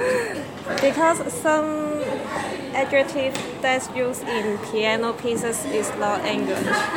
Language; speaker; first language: English; non-native, learner; Cantonese